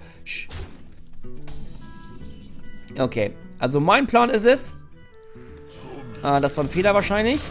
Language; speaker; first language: German; native; German